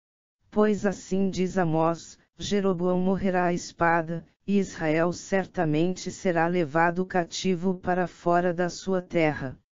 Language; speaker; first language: Portuguese; native; Portuguese